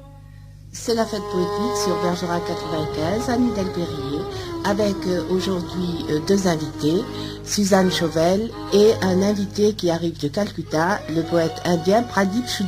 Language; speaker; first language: French; native; French